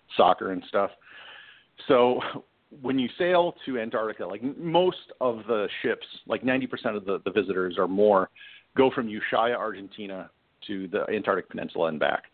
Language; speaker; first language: English; native; English